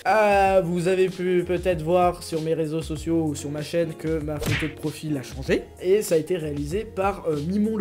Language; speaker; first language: French; native; French